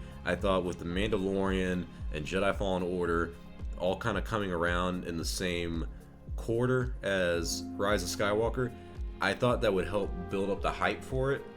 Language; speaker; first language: English; native; English